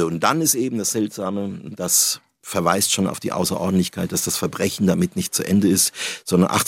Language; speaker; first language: German; native; German